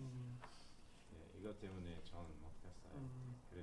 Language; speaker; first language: Korean; non-native, learner; Uzbek